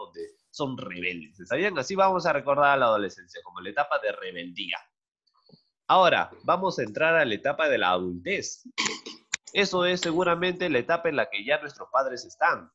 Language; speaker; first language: Spanish; native; Spanish